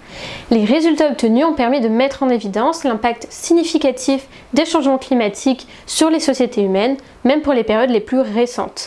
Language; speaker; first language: French; native; French